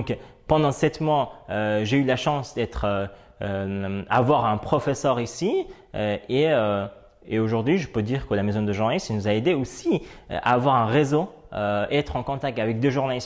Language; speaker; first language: French; non-native, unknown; Persian